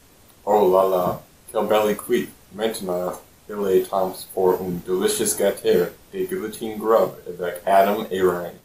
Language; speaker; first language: French; non-native, learner; English